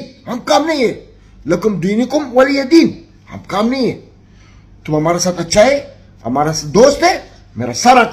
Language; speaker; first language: Hindi; non-native, learner; Arabic